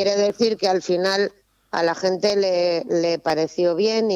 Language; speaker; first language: Spanish; native; Spanish